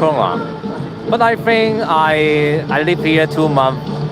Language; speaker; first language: English; non-native, learner; Cantonese